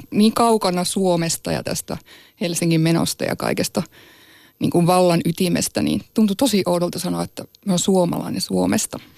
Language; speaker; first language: Finnish; non-native, local second language; Northern Sami